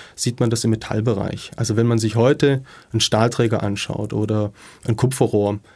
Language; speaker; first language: German; native; German